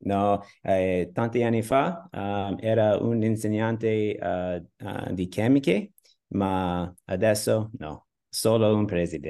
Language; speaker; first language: Italian; non-native, learner; English